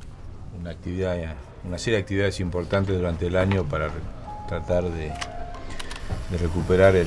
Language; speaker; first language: Spanish; native; Spanish